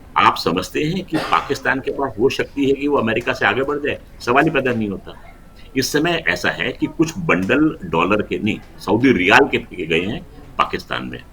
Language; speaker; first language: Hindi; non-native, local second language; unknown